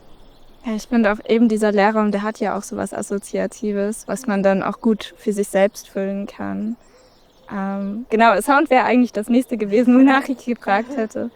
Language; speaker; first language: German; native; German